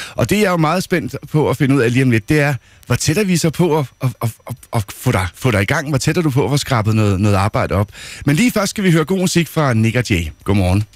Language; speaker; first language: Danish; native; Danish